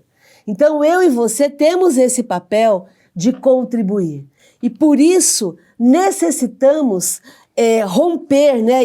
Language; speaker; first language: Portuguese; native; Portuguese